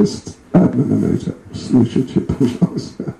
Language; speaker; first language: Russian; non-native, learner; English